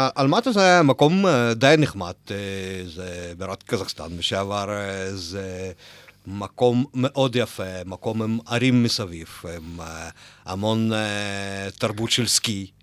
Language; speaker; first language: Hebrew; non-native, fluent; Russian